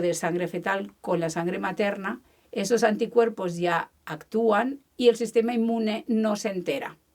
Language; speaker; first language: Spanish; native; Spanish